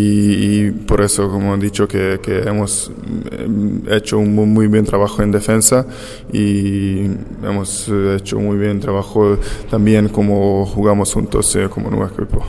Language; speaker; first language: Spanish; non-native, fluent; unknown